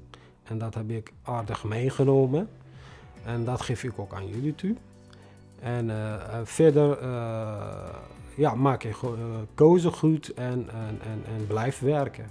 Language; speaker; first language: Dutch; non-native, fluent; Tigrinya